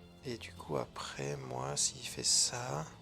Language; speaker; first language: French; native; French